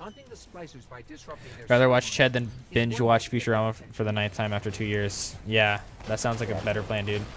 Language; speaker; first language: English; native; English